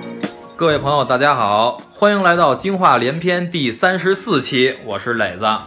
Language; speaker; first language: Chinese; native; Chinese